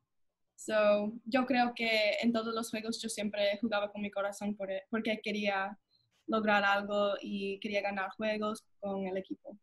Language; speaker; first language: Spanish; early bilingual, heritage; English